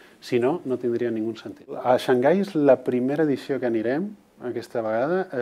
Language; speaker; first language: Catalan; non-native, local second language; Spanish